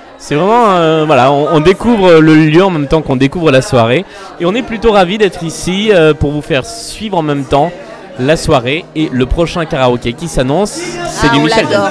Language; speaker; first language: French; native; French